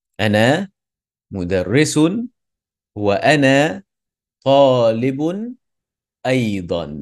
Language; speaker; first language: Arabic; non-native, fluent; English